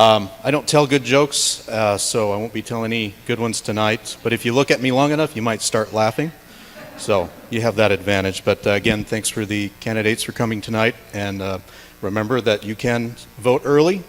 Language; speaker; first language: English; native; English